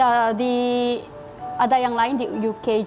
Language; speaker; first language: Indonesian; non-native, fluent; Korean